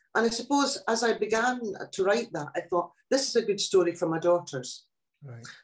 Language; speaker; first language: English; non-native, local second language; Italian